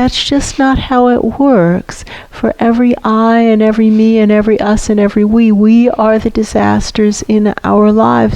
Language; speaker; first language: English; native; English